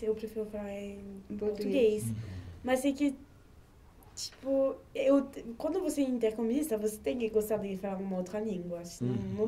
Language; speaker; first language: Portuguese; non-native, learner; French